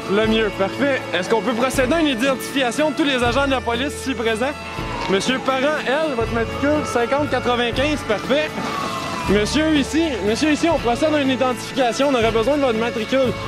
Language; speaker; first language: French; native; French